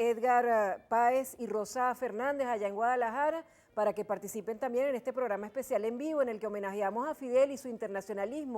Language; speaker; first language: Spanish; native; Spanish